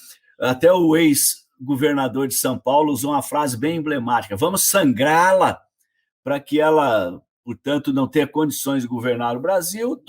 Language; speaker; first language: Portuguese; native; Portuguese